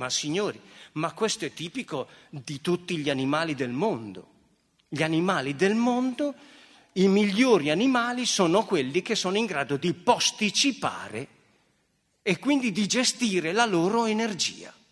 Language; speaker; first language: Italian; native; Italian